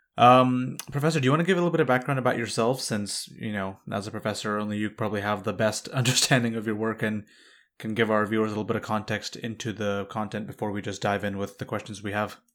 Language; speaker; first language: English; native; English